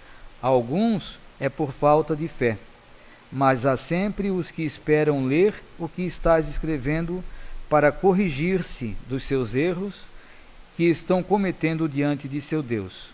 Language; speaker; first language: Portuguese; native; Portuguese